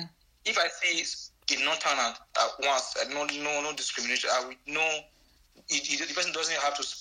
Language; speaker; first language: English; non-native, local second language; Bini